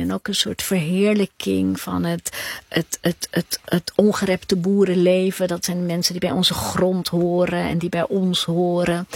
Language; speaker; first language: Dutch; native; Dutch